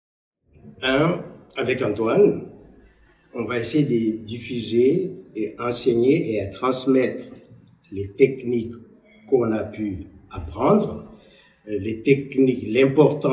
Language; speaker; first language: French; non-native, local second language; Malagasy